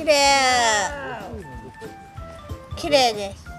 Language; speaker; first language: Japanese; native; Japanese